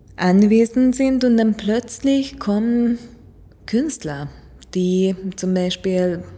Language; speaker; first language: German; non-native, fluent; Hungarian